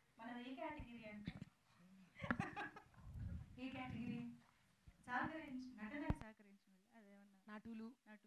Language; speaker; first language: Telugu; native; Telugu